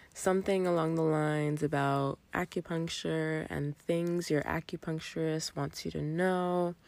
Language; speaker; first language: English; native; English